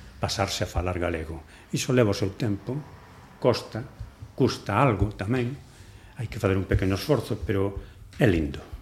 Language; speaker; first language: Galician; non-native, local second language; Spanish